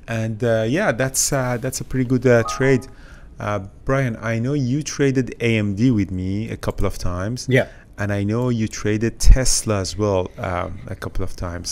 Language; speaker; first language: English; native; English